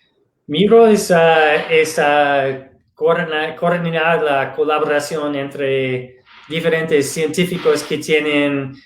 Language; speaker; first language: Spanish; non-native, fluent; English